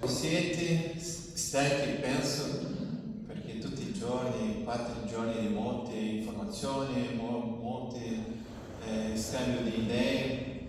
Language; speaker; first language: Italian; non-native, fluent; Portuguese